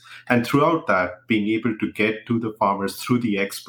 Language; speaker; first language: English; non-native, local second language; Hindi